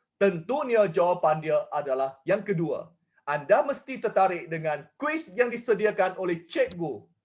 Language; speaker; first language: Malay; non-native, local second language; Chinese